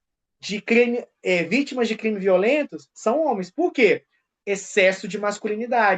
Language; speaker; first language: Portuguese; native; Portuguese